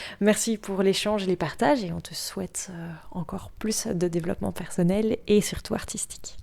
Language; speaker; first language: French; native; French